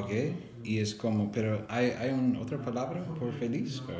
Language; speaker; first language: Spanish; non-native, learner; English